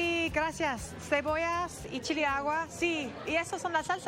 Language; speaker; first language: Spanish; non-native, learner; English